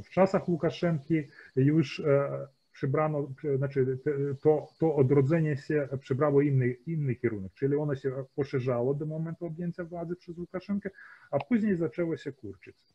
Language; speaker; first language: Polish; early bilingual, heritage; Polish